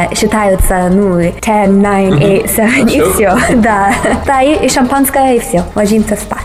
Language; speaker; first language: Russian; non-native, fluent; English